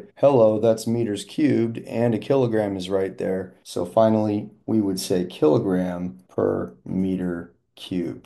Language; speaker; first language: English; native; English